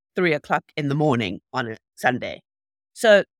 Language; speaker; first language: English; native; English